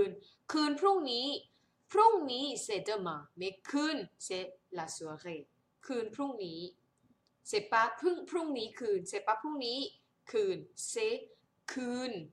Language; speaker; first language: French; non-native, fluent; Thai